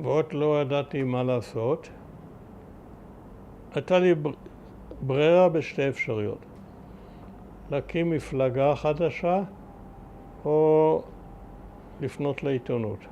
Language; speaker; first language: Hebrew; early bilingual, other home language; German